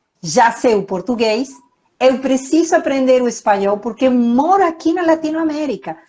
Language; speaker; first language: Portuguese; non-native, fluent; Spanish